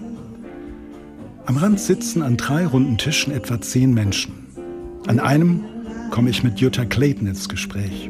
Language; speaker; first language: German; native; German